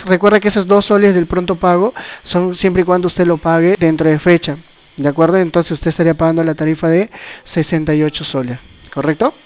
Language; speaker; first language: Spanish; native; Spanish